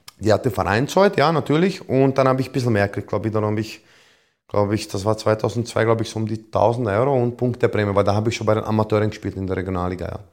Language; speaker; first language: German; non-native, fluent; Croatian